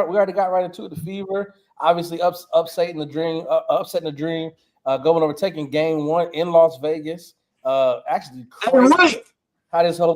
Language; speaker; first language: English; native; English